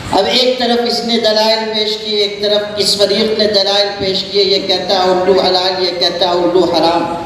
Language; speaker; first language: Urdu; native; Urdu